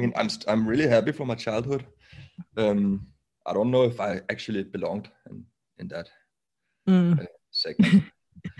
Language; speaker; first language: English; non-native, fluent; Danish